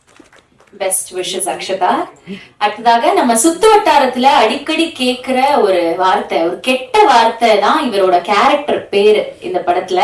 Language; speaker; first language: Tamil; native; Tamil